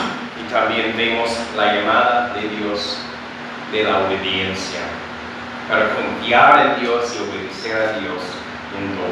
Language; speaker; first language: Spanish; non-native, fluent; English